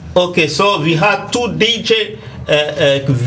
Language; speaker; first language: Danish; non-native, learner; French